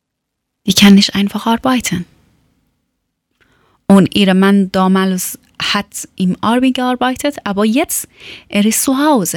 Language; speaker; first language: German; non-native, learner; Persian